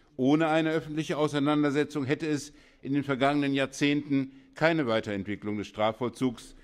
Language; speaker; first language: German; native; German